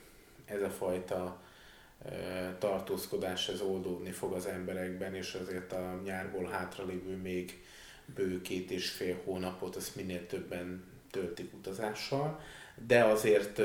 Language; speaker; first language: Hungarian; native; Hungarian